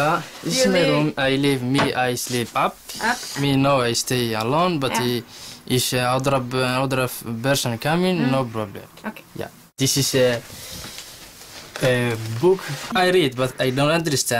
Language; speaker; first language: Norwegian; non-native, learner; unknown